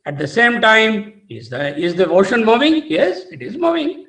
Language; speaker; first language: English; non-native, local second language; Telugu